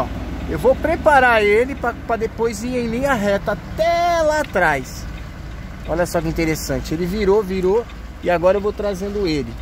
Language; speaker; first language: Portuguese; native; Portuguese